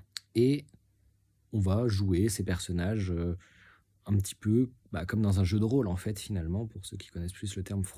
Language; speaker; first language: French; native; French